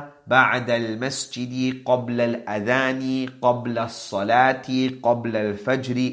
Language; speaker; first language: Arabic; non-native, fluent; English